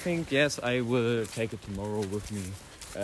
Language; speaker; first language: English; non-native, learner; German